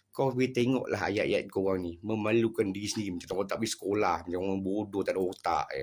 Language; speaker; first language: Malay; native; Malay